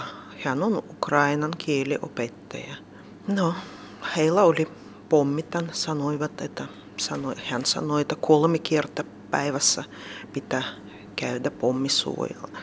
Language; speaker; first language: Finnish; non-native, learner; Russian